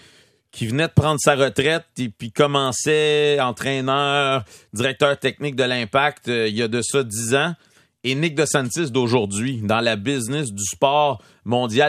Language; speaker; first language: French; native; French